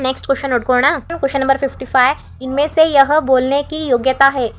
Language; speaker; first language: Hindi; non-native, local second language; Kannada